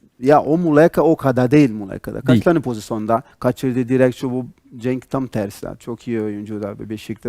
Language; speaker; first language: Turkish; non-native, learner; Portuguese